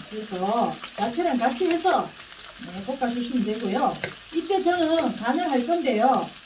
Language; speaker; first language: Korean; native; Korean